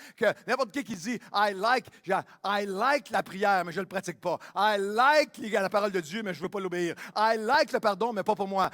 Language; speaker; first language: French; native; French